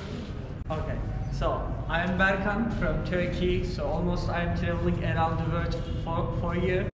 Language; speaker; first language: English; non-native, learner; Turkish